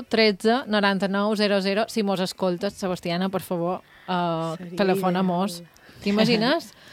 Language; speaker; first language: Catalan; native; Catalan